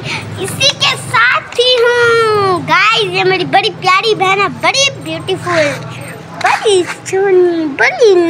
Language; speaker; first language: Hindi; non-native, local second language; Saraiki